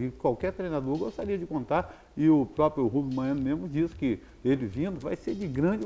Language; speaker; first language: Portuguese; native; Portuguese